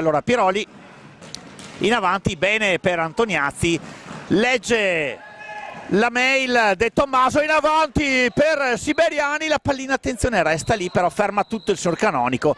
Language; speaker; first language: Italian; native; Italian